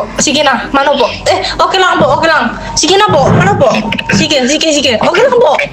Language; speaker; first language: Filipino; non-native, learner; Indonesian